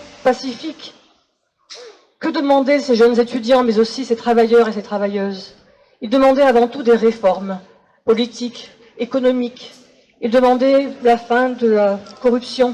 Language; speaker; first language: French; native; French